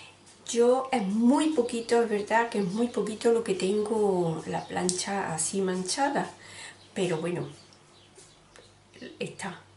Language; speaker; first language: Spanish; native; Spanish